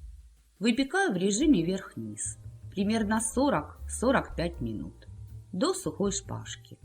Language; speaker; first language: Russian; native; Russian